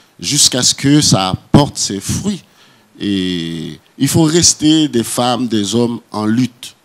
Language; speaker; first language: French; non-native, local second language; Haitian Creole